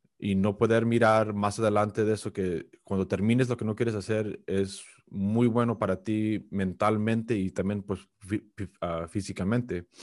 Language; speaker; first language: Spanish; early bilingual, heritage; Spanish